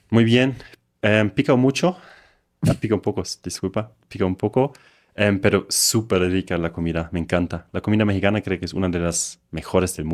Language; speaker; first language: Spanish; non-native, fluent; German